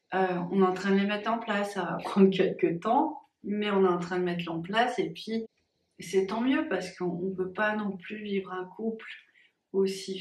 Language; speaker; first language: French; native; French